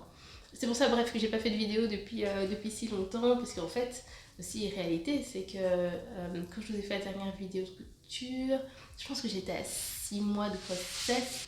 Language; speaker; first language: French; native; French